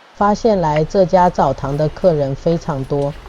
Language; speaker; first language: Chinese; native; Chinese